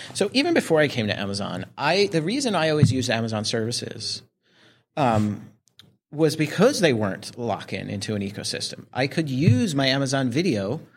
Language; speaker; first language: English; native; English